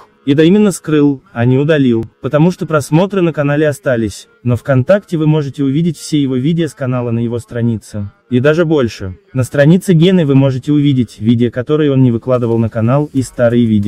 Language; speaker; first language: Russian; native; Russian